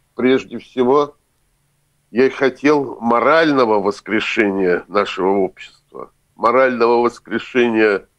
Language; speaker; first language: Russian; native; Russian